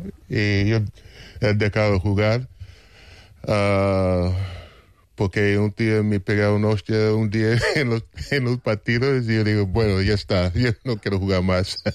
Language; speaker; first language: Spanish; non-native, fluent; English